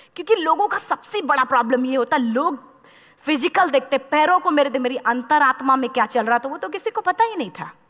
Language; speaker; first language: Hindi; native; Hindi